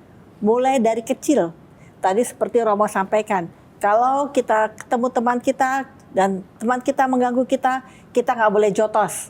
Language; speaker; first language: Indonesian; native; Indonesian